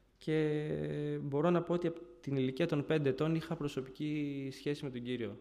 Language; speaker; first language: Greek; early bilingual, other home language; Bulgarian